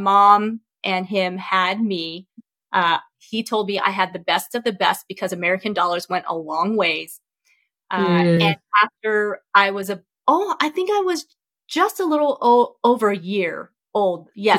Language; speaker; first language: English; early bilingual, other home language; Vietnamese